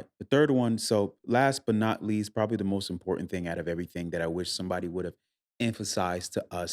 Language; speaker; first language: English; native; English